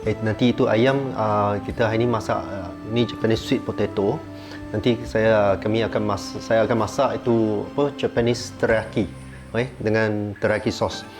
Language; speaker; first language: Malay; non-native, local second language; Chinese